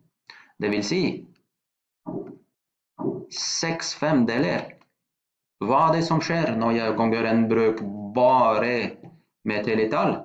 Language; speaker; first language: Norwegian; non-native, fluent; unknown